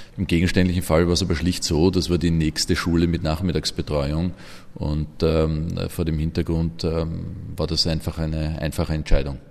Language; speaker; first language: German; native; German